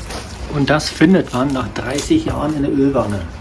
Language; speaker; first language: German; native; German